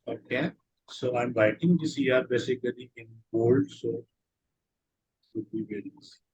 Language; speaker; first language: English; non-native, local second language; Urdu